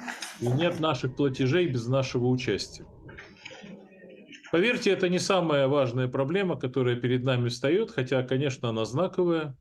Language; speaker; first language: Russian; native; Russian